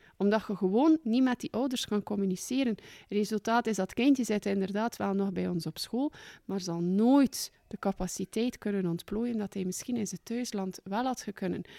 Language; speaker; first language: Dutch; native; Dutch